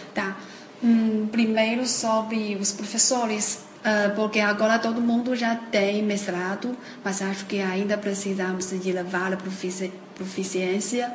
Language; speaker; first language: Portuguese; non-native, fluent; Chinese